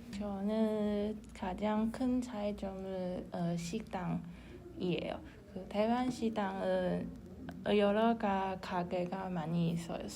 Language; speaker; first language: Korean; non-native, learner; Chinese